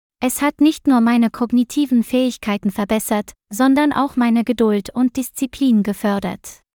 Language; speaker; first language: German; non-native, fluent; Vietnamese